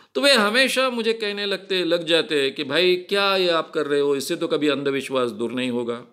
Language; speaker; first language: Hindi; non-native, local second language; Marathi